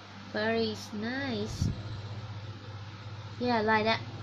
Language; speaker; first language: English; non-native, learner; Vietnamese